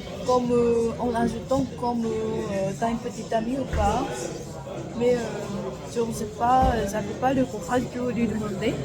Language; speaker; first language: French; non-native, learner; Korean